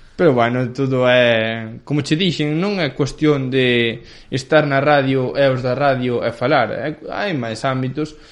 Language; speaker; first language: Galician; early bilingual, other home language; Spanish